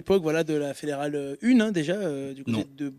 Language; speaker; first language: French; native; French